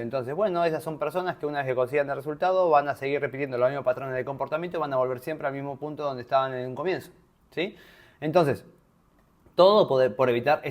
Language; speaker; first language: Spanish; native; Spanish